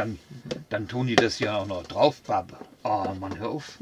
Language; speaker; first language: German; native; German